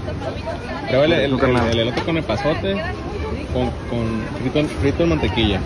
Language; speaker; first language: Spanish; native; Spanish